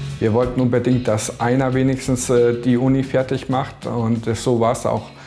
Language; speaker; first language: German; early bilingual, other home language; Bosnian